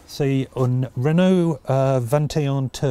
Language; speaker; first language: French; non-native, learner; English